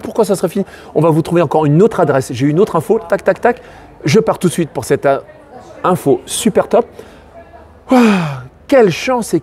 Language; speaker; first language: French; native; French